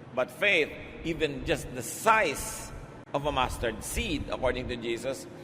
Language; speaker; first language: English; non-native, local second language; Filipino